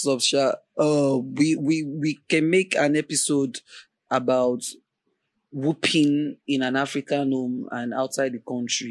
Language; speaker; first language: English; non-native, local second language; Yoruba